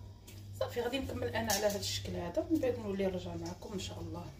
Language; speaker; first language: Arabic; native; Arabic